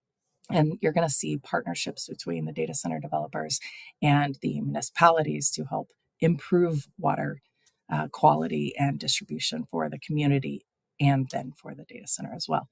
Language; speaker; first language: English; native; English